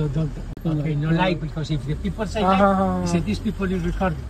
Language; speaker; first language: English; non-native, learner; Spanish